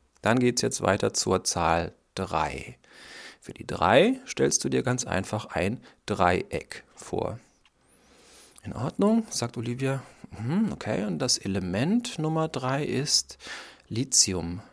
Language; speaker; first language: German; native; German